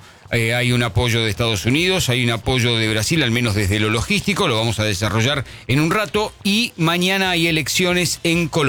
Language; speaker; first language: Spanish; native; Spanish